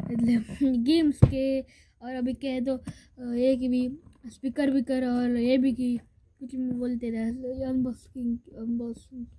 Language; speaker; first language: Hindi; native; Hindi